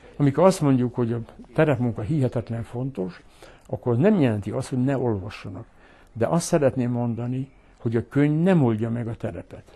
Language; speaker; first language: Hungarian; early bilingual, heritage; Hungarian